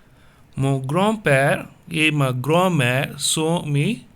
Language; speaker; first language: French; non-native, fluent; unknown